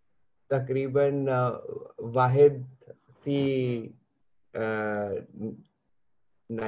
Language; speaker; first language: Arabic; non-native, learner; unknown